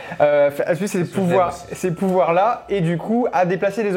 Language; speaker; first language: French; native; French